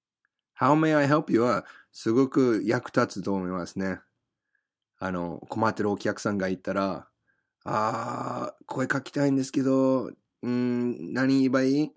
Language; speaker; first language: Japanese; non-native, fluent; English